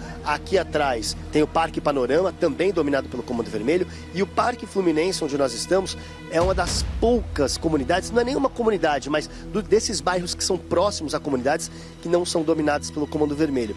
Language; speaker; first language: Portuguese; native; Portuguese